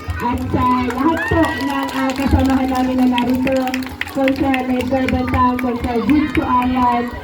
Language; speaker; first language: Filipino; native; Filipino